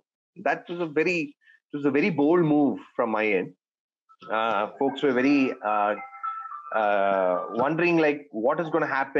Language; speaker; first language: English; non-native, local second language; Tamil